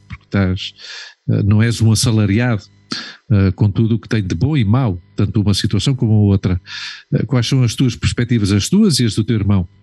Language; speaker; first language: Portuguese; native; Portuguese